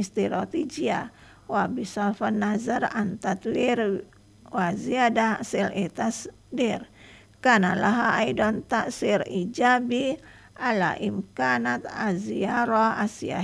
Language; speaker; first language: Arabic; non-native, fluent; Indonesian